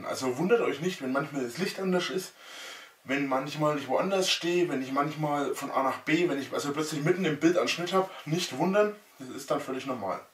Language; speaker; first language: German; native; German